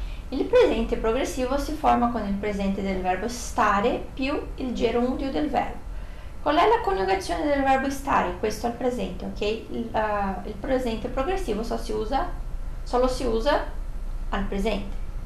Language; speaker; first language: Italian; non-native, fluent; Portuguese